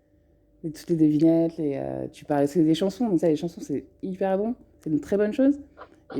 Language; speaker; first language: French; native; French